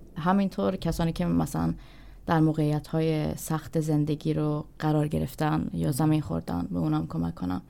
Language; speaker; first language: Persian; early bilingual, heritage; Persian